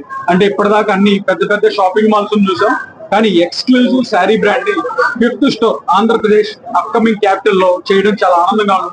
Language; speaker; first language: Telugu; native; Telugu